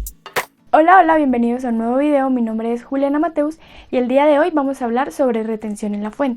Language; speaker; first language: Spanish; native; Spanish